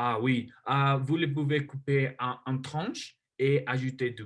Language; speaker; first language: French; non-native, learner; Spanish